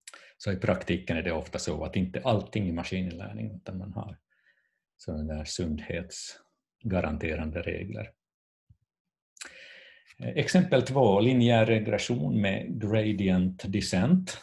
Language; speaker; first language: Swedish; non-native, fluent; Finnish